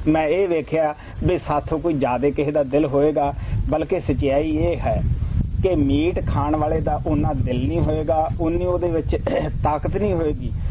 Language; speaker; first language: Punjabi; native; Punjabi